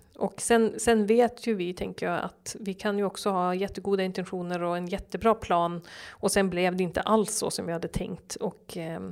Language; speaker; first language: Swedish; early bilingual, other home language; Norwegian